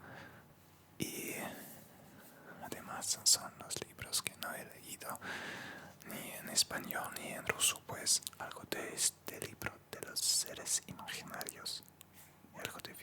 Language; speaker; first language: Spanish; non-native, learner; Russian